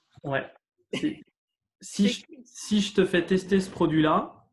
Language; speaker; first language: French; native; French